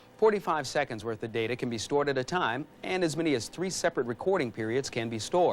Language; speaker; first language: English; native; English